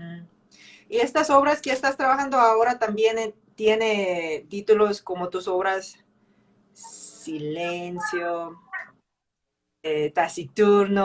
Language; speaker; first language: Spanish; early bilingual, heritage; English